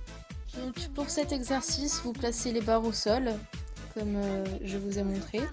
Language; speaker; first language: French; native; French